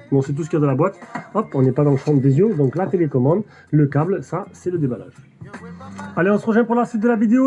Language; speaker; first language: French; native; French